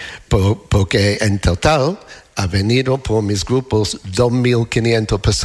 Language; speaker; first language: Spanish; non-native, learner; English